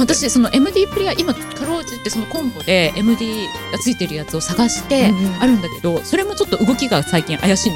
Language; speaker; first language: Japanese; native; Japanese